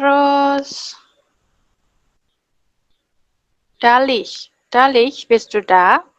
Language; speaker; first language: German; non-native, fluent; Indonesian